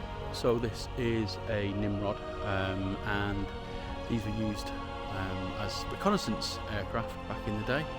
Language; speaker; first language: English; native; English